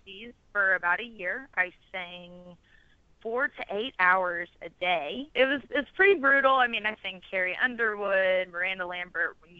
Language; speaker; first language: English; native; English